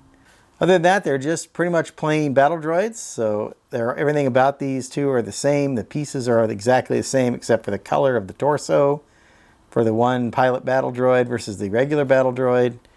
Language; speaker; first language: English; native; English